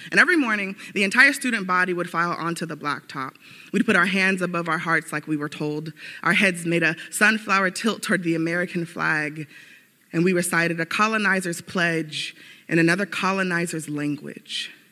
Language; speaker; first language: English; early bilingual, other home language; Spanish